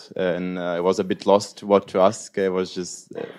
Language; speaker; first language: English; non-native, fluent; Portuguese